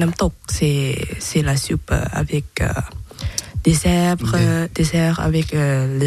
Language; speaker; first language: French; non-native, learner; Thai